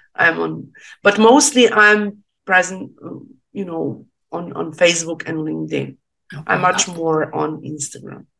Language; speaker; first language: English; non-native, learner; Serbian